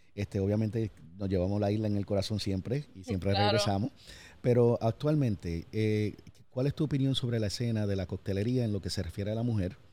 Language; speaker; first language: Spanish; native; Spanish